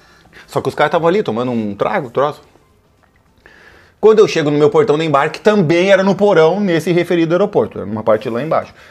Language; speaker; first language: Portuguese; native; Portuguese